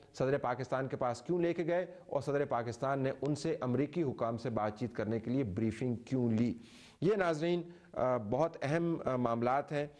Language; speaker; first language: Urdu; native; Urdu